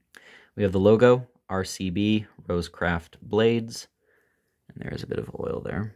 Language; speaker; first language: English; native; English